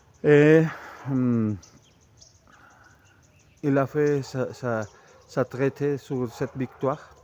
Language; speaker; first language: French; non-native, fluent; Spanish